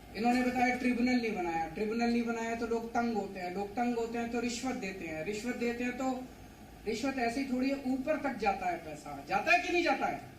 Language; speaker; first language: Hindi; native; Hindi